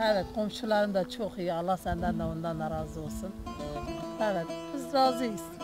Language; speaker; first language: Turkish; non-native, local second language; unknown